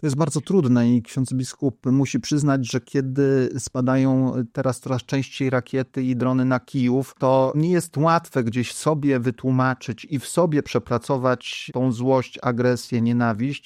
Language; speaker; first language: Polish; native; Polish